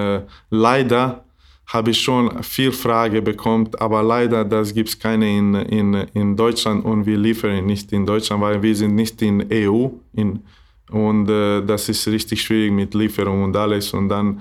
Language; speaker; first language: German; non-native, learner; Bosnian